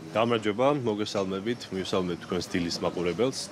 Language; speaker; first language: Georgian; native; Georgian